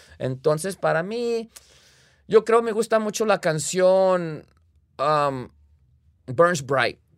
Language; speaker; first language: Spanish; early bilingual, heritage; Spanish